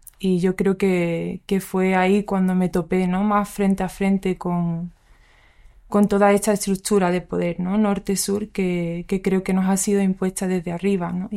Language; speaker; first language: Spanish; early bilingual, other home language; English